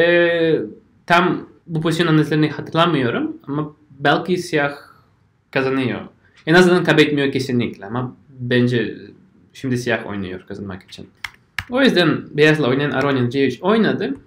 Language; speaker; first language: Turkish; non-native, fluent; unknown